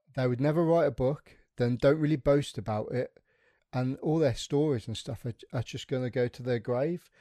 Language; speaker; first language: English; native; English